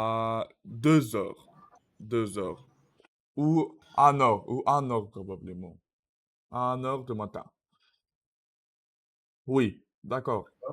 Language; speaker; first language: French; non-native, learner; Russian